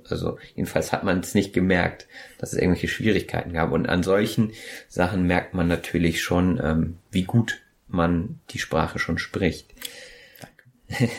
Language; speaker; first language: German; native; German